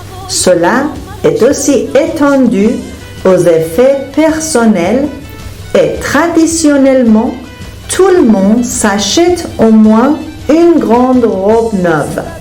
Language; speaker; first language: French; non-native, fluent; Persian